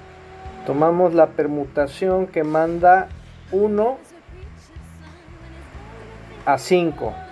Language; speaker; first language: Spanish; native; Spanish